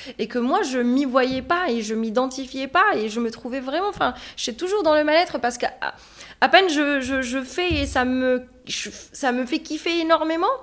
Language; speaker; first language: French; non-native, local second language; Arabic